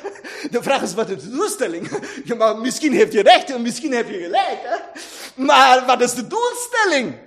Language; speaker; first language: Dutch; non-native, fluent; German